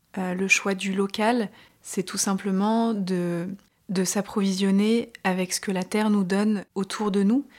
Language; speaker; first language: French; native; French